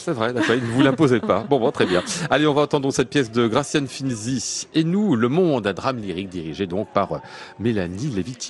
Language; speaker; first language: French; native; French